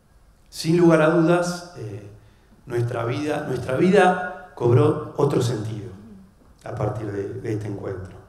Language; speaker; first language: Spanish; native; Spanish